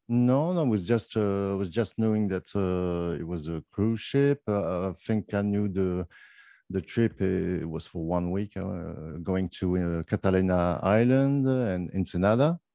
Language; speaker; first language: English; non-native, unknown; French